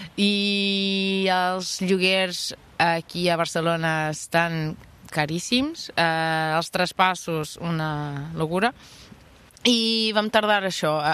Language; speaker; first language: Catalan; non-native, fluent; Portuguese